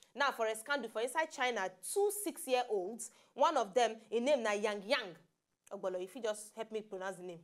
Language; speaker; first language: Nigerian Pidgin; native; Nigerian Pidgin